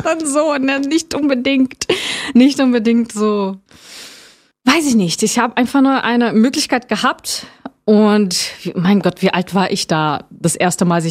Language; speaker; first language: German; non-native, fluent; Portuguese